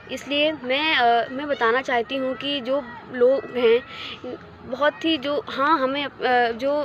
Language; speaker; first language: Hindi; native; Hindi